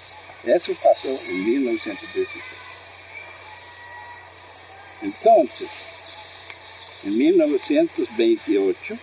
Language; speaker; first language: Spanish; non-native, fluent; English